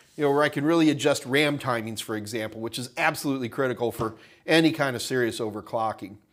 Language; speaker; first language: English; native; English